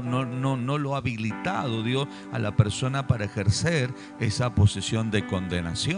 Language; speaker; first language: Spanish; native; Spanish